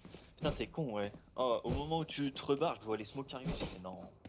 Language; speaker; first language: French; native; French